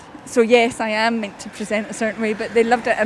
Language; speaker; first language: English; native; English